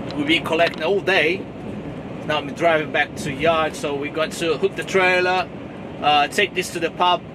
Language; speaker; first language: English; non-native, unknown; Portuguese